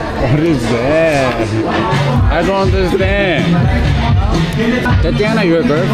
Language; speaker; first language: English; non-native, learner; Korean